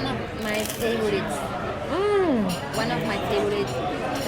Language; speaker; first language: English; non-native, learner; Spanish